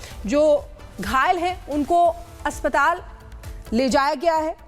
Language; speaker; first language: Hindi; native; Hindi